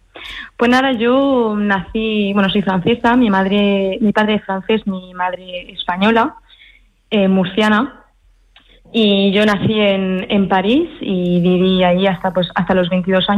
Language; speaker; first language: Spanish; early bilingual, heritage; French